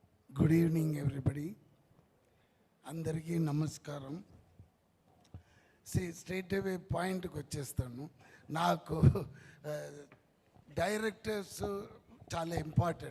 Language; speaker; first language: Telugu; non-native, learner; Tamil